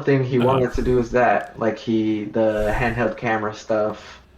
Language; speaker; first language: English; native; English